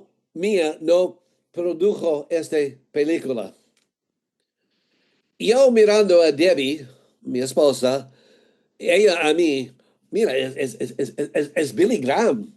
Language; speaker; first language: Spanish; non-native, fluent; English